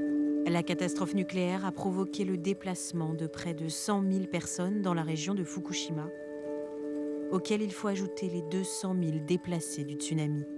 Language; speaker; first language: French; native; French